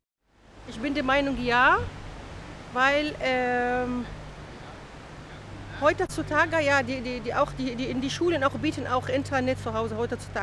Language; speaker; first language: German; non-native, fluent; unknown